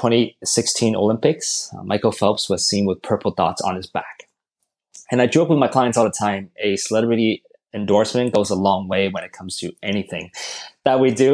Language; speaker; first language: English; non-native, local second language; Cantonese